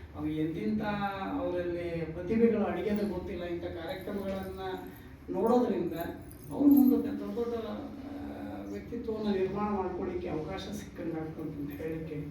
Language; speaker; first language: Kannada; native; Kannada